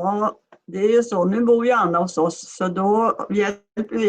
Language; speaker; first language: Swedish; native; Swedish